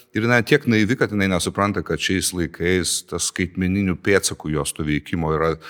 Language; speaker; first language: Lithuanian; native; Lithuanian